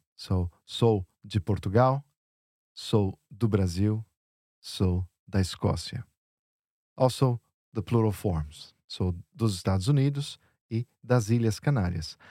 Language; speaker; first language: English; non-native, fluent; Portuguese